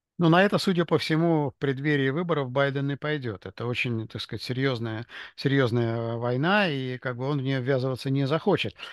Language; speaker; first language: Russian; native; Russian